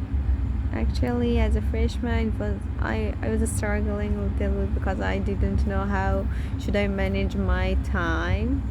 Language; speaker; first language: English; non-native, learner; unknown